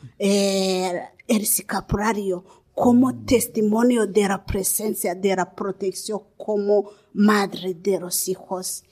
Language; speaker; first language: Spanish; non-native, learner; Kinyarwanda